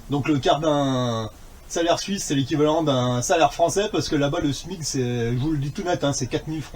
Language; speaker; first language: French; native; French